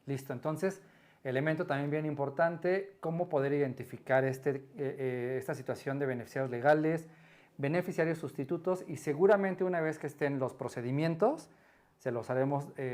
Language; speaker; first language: Spanish; native; Spanish